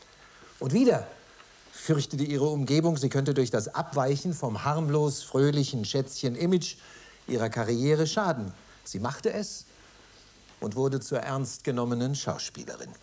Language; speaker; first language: German; native; German